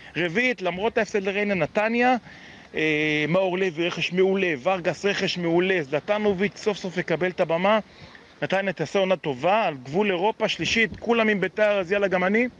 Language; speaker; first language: Hebrew; native; Hebrew